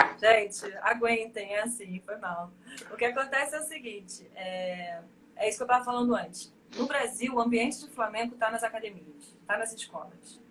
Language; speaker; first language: Portuguese; native; Portuguese